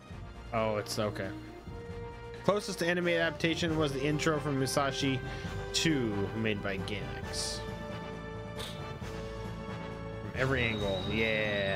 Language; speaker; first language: English; native; English